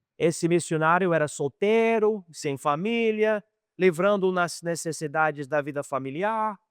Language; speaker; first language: Portuguese; non-native, fluent; English